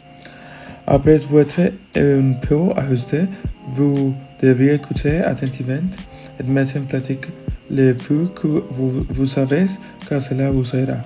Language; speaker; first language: French; non-native, learner; Spanish